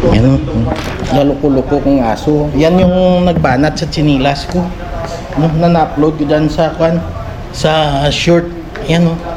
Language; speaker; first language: Filipino; non-native, local second language; Hiligaynon